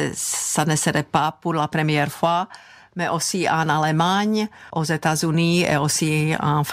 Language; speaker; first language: French; non-native, fluent; Czech